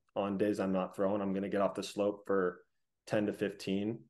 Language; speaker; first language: English; native; English